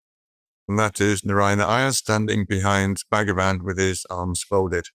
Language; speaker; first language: English; native; English